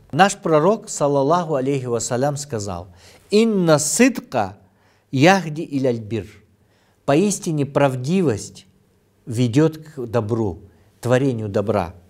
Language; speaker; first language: Russian; non-native, local second language; Kyrgyz